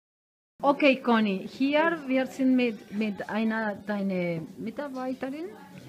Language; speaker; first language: German; non-native, learner; Spanish